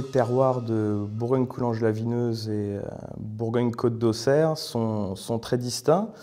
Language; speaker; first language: French; native; French